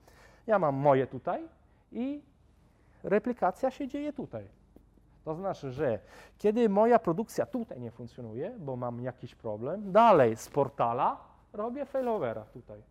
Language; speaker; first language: Polish; non-native, fluent; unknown